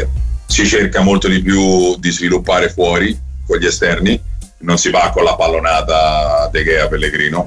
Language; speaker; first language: Italian; native; Italian